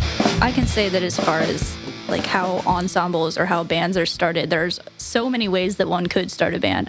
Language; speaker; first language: English; native; English